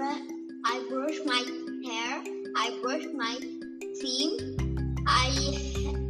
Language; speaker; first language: English; non-native, learner; Portuguese